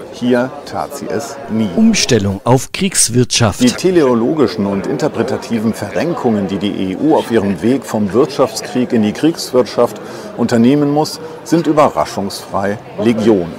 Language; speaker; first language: German; native; German